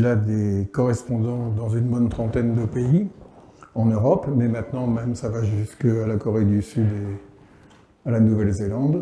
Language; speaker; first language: French; native; French